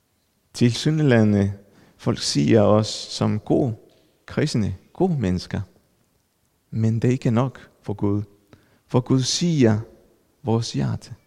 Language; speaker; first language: Danish; non-native, fluent; Spanish